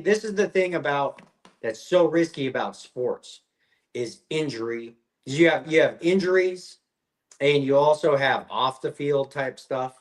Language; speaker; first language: English; native; English